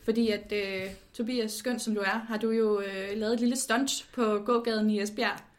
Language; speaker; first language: Danish; native; Danish